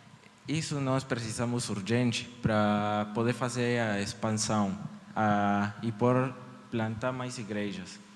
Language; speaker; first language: Portuguese; early bilingual, heritage; Portuguese